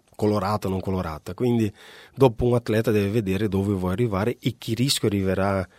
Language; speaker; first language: Italian; non-native, fluent; Portuguese